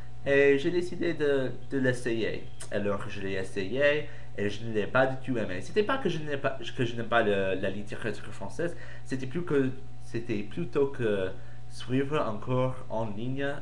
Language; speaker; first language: French; non-native, fluent; English